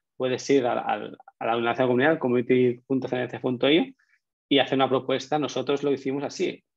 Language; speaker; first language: Spanish; native; Spanish